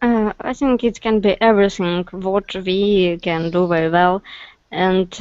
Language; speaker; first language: English; non-native, learner; Russian